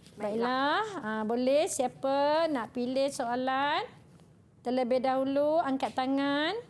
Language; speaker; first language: Malay; native; Malay